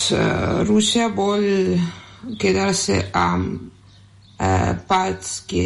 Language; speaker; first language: Catalan; non-native, fluent; Russian